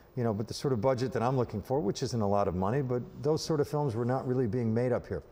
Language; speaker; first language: English; native; English